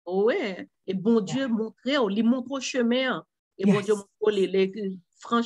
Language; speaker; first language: French; non-native, local second language; Haitian Creole